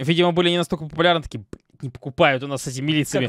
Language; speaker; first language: Russian; native; Russian